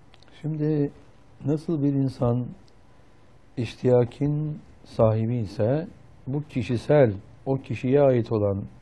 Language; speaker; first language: Turkish; native; Turkish